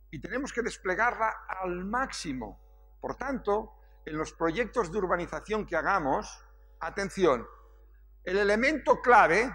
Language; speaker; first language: Spanish; native; Spanish